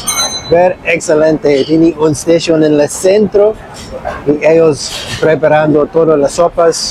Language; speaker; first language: Spanish; non-native, learner; English